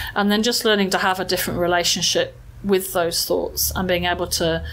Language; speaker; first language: English; native; English